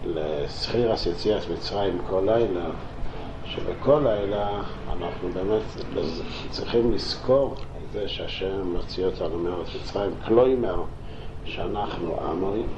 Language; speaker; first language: Hebrew; non-native, local second language; Yiddish